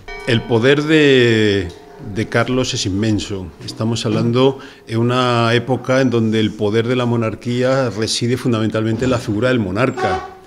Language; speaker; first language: Spanish; native; Spanish